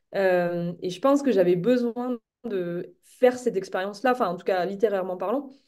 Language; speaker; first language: French; native; French